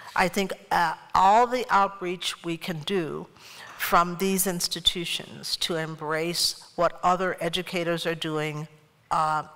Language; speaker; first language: English; native; English